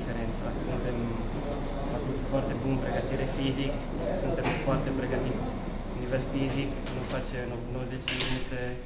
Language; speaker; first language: Romanian; non-native, learner; Italian